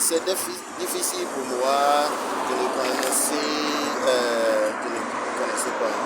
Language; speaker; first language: French; non-native, learner; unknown